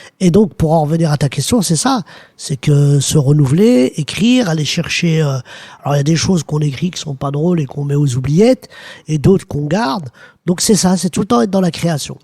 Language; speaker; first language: French; early bilingual, other home language; Arabic